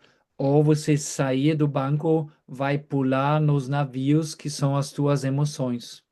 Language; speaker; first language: Portuguese; non-native, fluent; German